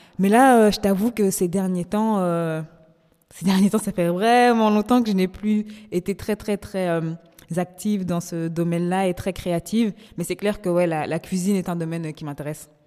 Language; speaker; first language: French; native; French